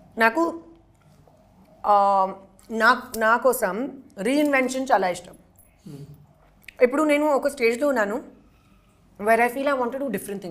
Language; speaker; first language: Telugu; non-native, learner; Hindi